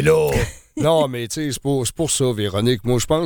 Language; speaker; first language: French; native; French